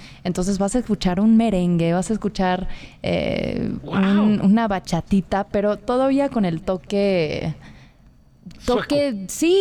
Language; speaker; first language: Spanish; non-native, fluent; Swedish